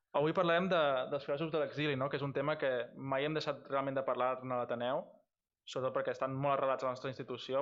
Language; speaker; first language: Catalan; non-native, local second language; Spanish